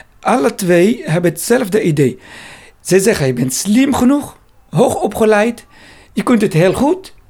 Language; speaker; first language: Dutch; non-native, learner; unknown